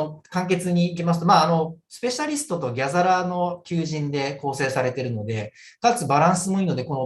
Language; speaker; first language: Japanese; native; Japanese